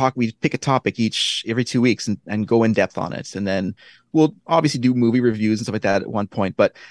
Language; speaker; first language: English; native; English